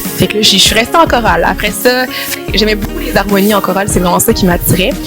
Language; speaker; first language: French; native; French